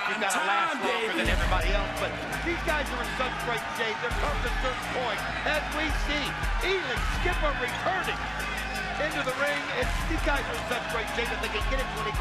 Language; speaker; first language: English; native; English